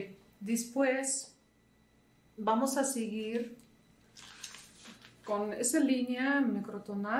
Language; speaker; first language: Spanish; non-native, fluent; Russian